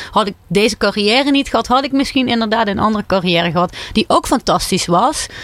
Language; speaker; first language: Dutch; native; Dutch